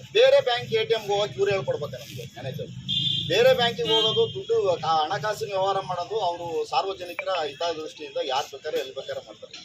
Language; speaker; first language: Kannada; native; Kannada